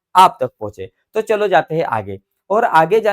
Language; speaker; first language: Hindi; non-native, local second language; Marathi